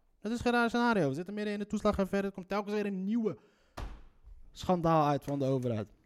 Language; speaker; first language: Dutch; native; Dutch